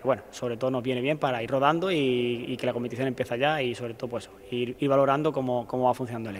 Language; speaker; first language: Spanish; native; Spanish